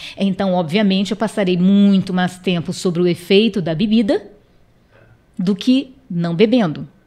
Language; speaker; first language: Portuguese; non-native, local second language; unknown